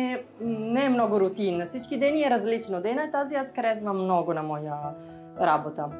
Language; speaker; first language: Bulgarian; non-native, learner; Italian